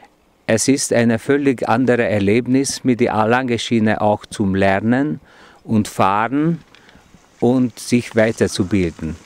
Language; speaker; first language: German; non-native, fluent; Hungarian